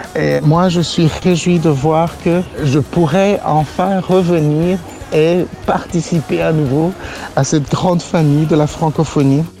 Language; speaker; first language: French; non-native, local second language; Malagasy